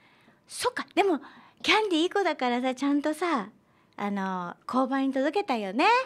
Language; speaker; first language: Japanese; native; Japanese